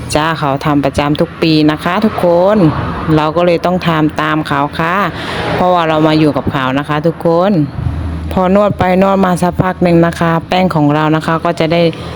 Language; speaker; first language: Thai; native; Thai